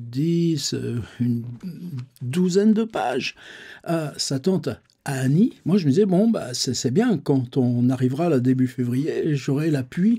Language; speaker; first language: French; native; French